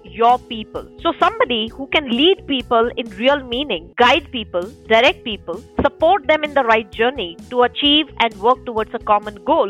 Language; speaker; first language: English; non-native, local second language; Hindi